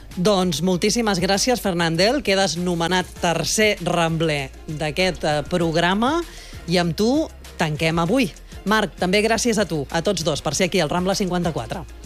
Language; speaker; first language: Catalan; native; Catalan